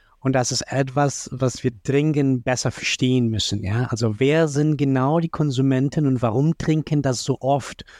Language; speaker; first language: German; non-native, fluent; Spanish